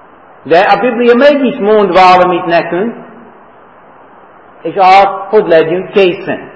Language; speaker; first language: Hungarian; non-native, fluent; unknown